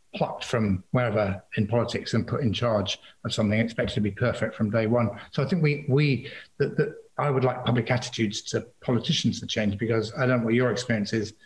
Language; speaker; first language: English; native; English